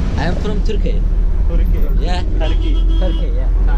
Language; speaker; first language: English; non-native, learner; Turkish